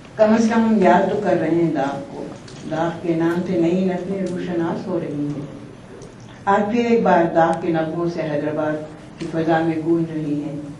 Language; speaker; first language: Urdu; native; Urdu